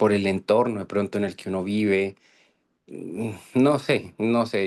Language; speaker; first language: Spanish; native; Spanish